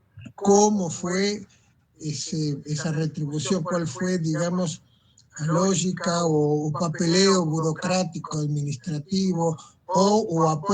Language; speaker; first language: Portuguese; non-native, fluent; Spanish